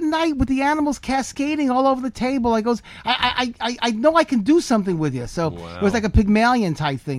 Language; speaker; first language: English; native; English